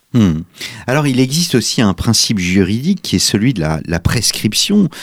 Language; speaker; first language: French; native; French